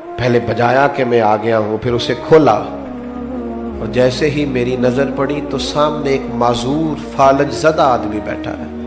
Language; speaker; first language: Urdu; non-native, local second language; Punjabi